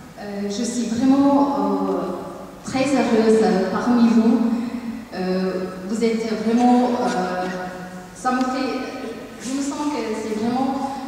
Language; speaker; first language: French; non-native, learner; Tamil